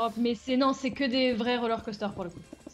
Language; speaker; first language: French; native; French